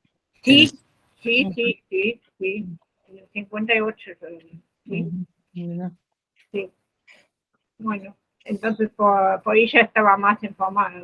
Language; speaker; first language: Spanish; non-native, fluent; German